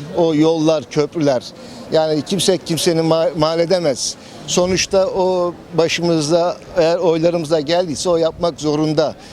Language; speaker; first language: Turkish; native; Turkish